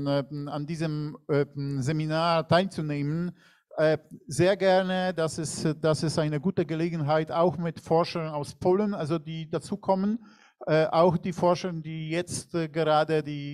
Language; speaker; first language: German; non-native, fluent; Polish